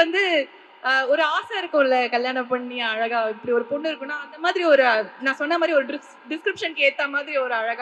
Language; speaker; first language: Tamil; native; Tamil